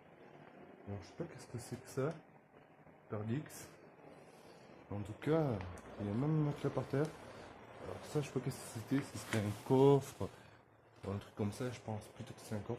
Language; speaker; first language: French; native; French